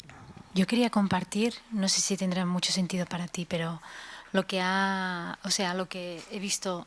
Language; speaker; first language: Spanish; native; Spanish